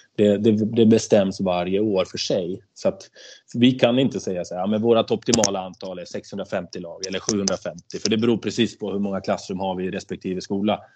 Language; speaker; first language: Swedish; native; Swedish